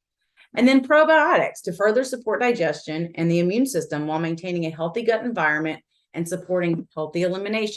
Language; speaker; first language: English; native; English